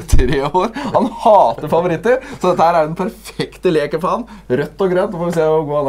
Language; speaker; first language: Norwegian; native; Norwegian